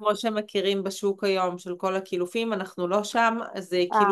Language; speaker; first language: Hebrew; native; Hebrew